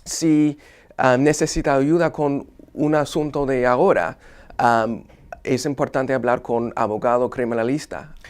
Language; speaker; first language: Spanish; non-native, fluent; English